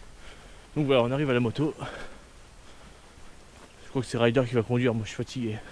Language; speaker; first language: French; native; French